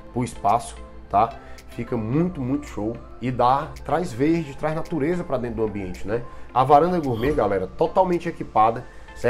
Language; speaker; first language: Portuguese; native; Portuguese